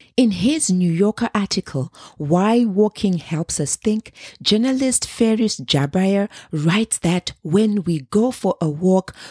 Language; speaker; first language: English; non-native, local second language; Shona